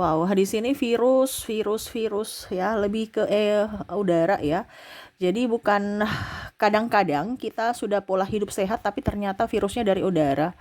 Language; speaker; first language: Indonesian; native; Indonesian